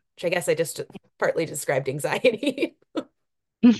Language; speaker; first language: English; native; English